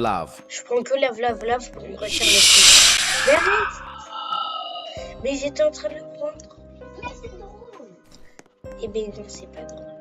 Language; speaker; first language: French; native; French